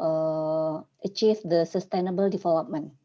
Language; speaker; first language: English; non-native, learner; Indonesian